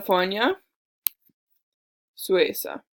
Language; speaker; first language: Spanish; non-native, learner; English